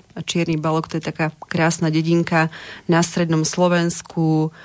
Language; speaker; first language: Slovak; native; Slovak